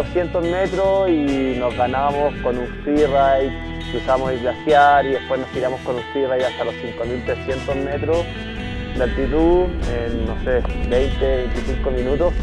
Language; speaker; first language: Spanish; native; Spanish